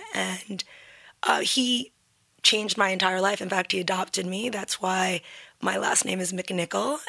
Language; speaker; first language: English; native; English